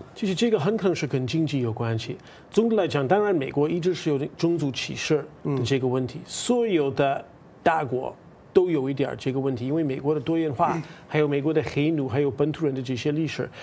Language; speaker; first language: Chinese; non-native, fluent; English